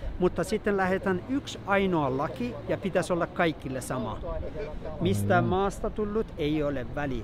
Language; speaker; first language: Finnish; non-native, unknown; Persian